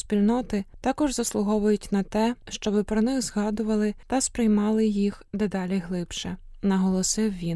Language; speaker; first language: Ukrainian; native; Ukrainian